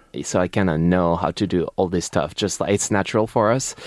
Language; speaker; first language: English; non-native, fluent; French